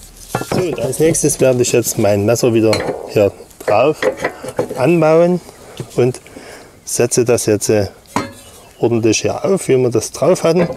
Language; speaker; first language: German; native; German